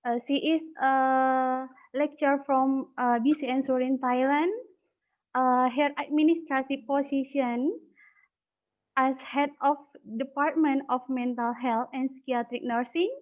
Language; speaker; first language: English; non-native, learner; Indonesian